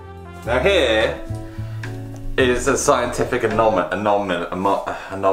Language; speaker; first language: English; native; English